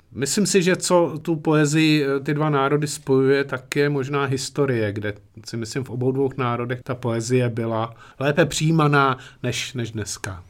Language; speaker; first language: Czech; native; Czech